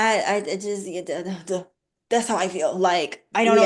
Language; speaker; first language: English; native; English